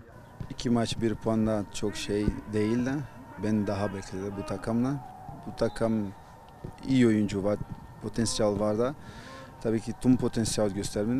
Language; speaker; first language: Turkish; non-native, fluent; Portuguese